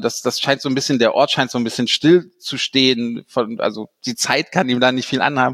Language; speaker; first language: German; native; German